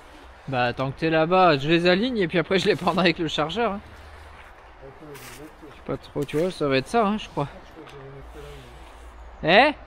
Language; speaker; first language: French; native; French